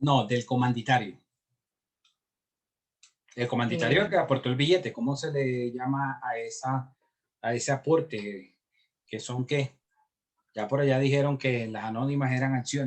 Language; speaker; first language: Spanish; native; Spanish